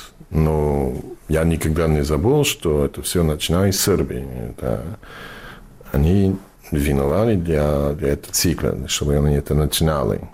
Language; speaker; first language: Russian; non-native, fluent; English